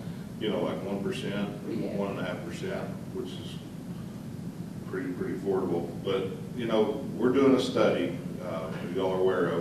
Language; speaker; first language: English; native; English